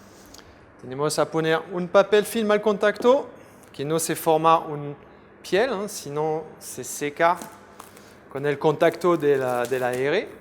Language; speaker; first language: Spanish; non-native, fluent; French